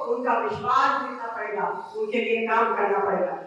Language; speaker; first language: Hindi; non-native, local second language; Marathi